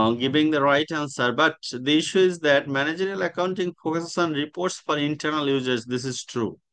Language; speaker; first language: English; non-native, local second language; Bangla